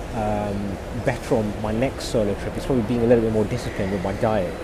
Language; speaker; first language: English; native; English